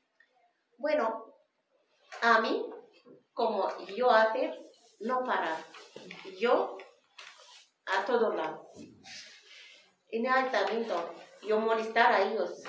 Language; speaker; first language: Spanish; non-native, learner; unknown